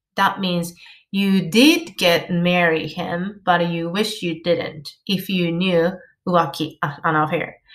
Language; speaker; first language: English; non-native, fluent; Japanese